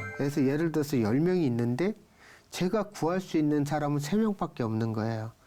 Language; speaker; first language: Korean; native; Korean